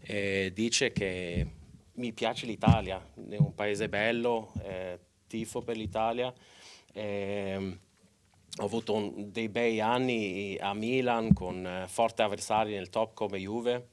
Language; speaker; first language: Italian; non-native, local second language; Swedish